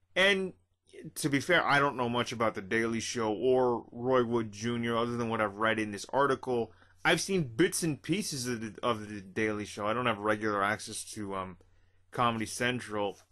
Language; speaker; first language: English; native; English